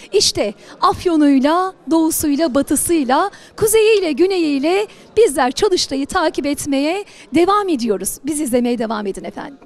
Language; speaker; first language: Turkish; native; Turkish